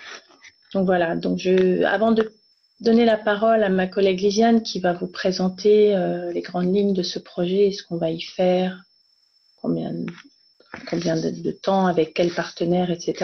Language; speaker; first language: French; native; French